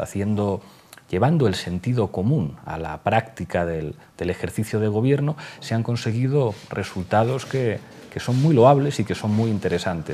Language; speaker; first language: Spanish; native; Spanish